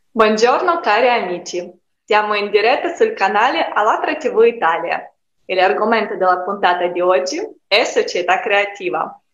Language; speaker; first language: Italian; non-native, fluent; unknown